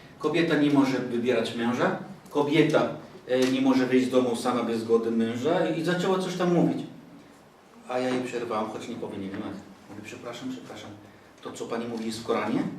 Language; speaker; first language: Polish; non-native, fluent; Arabic